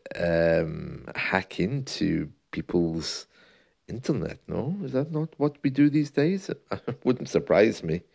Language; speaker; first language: English; native; English